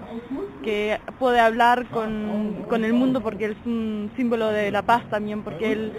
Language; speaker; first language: Spanish; non-native, fluent; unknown